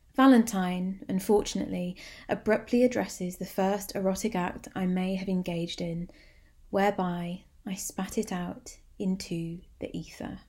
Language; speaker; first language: English; native; English